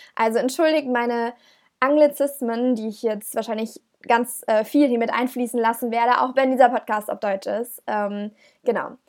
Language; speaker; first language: German; native; German